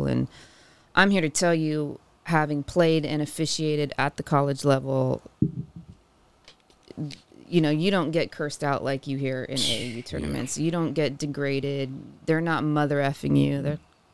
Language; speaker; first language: English; native; English